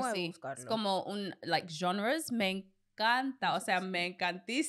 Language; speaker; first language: Spanish; non-native, learner; English